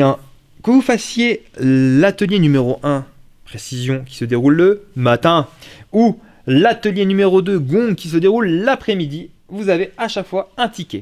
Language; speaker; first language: French; native; French